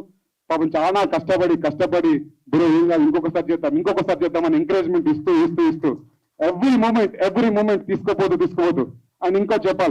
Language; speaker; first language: Telugu; native; Telugu